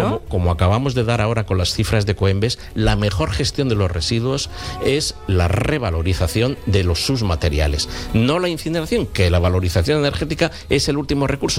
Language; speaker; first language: Spanish; native; Spanish